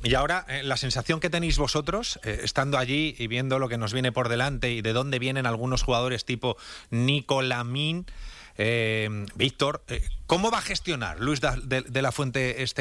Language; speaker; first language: Spanish; native; Spanish